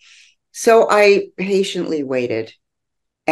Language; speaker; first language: English; native; English